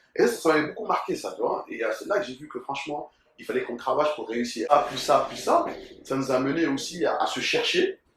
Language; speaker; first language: French; early bilingual, other home language; Soninke